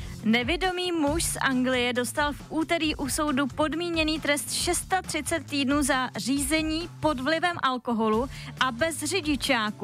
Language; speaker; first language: Czech; native; Czech